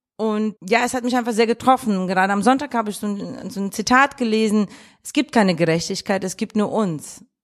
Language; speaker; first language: German; early bilingual, other home language; Russian